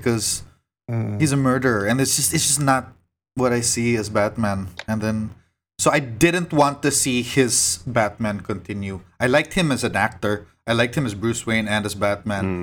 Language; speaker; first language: English; non-native, local second language; Cebuano